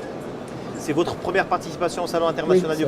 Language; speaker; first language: French; non-native, local second language; Arabic